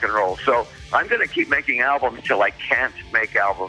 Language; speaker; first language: English; native; English